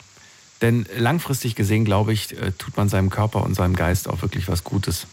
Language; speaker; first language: German; native; German